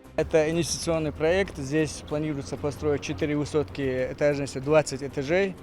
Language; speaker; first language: Russian; non-native, local second language; Chechen